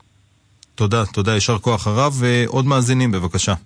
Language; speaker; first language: Hebrew; native; Hebrew